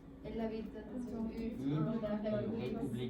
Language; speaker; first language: French; non-native, learner; English